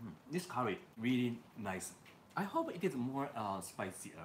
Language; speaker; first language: English; non-native, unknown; Japanese